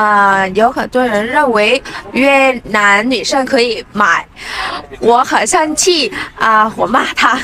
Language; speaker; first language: Chinese; non-native, learner; Vietnamese